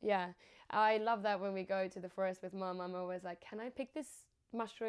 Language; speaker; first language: English; non-native, fluent; Finnish